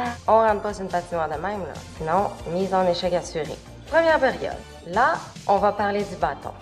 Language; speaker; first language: French; native; French